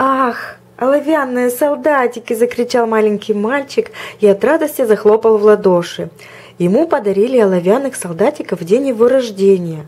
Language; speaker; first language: Russian; native; Russian